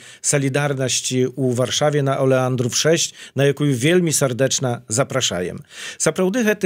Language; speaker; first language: Polish; non-native, learner; Belarusian